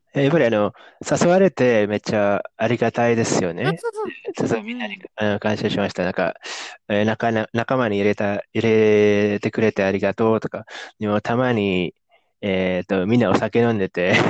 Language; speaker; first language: Japanese; non-native, fluent; Indonesian